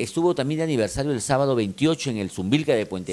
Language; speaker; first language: Spanish; native; Spanish